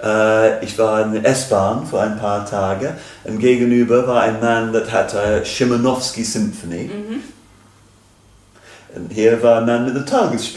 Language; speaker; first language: German; non-native, fluent; English